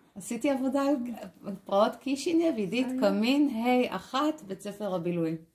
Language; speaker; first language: Hebrew; native; Hebrew